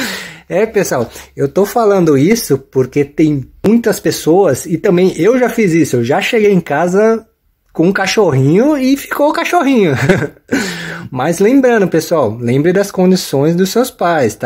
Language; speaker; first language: Portuguese; native; Portuguese